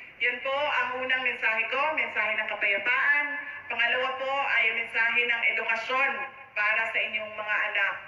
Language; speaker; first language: Filipino; non-native, local second language; Cebuano